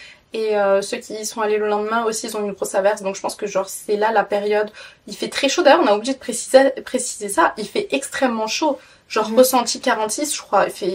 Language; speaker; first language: French; native; French